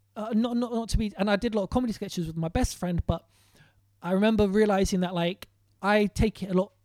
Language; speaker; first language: English; native; English